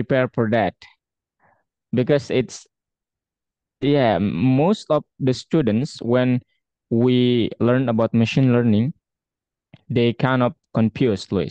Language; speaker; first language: English; non-native, fluent; Indonesian